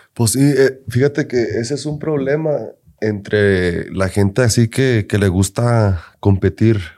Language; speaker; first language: Spanish; early bilingual, heritage; Spanish